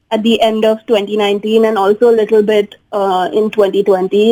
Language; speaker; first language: English; non-native, local second language; Hindi